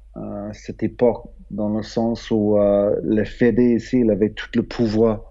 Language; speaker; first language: French; non-native, fluent; English